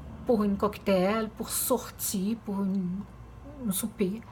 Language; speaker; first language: French; non-native, fluent; Portuguese